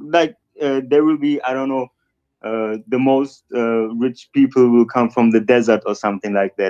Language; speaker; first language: English; non-native, fluent; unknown